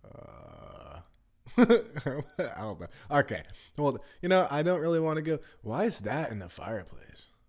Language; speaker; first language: English; native; English